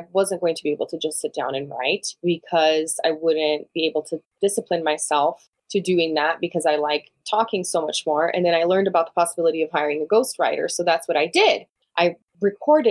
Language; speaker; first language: English; non-native, fluent; Portuguese